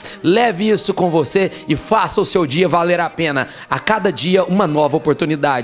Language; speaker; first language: Portuguese; native; Portuguese